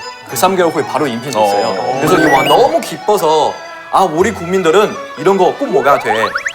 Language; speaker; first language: Korean; non-native, fluent; Chinese